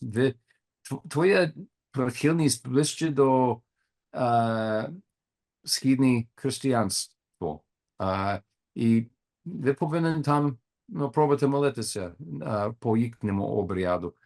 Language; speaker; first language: Ukrainian; non-native, learner; English